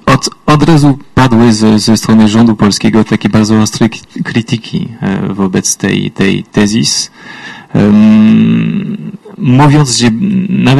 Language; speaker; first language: Polish; non-native, fluent; French